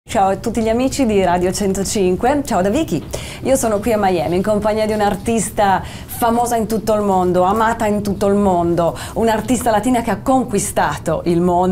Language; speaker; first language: Italian; native; Italian